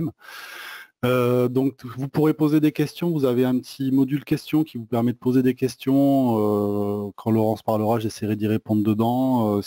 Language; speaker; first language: French; native; French